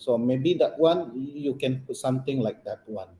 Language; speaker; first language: English; non-native, local second language; Malay